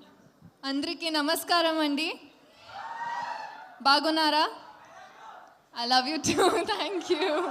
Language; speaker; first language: Telugu; non-native, learner; Kannada